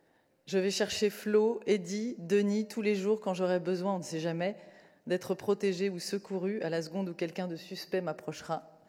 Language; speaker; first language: French; native; French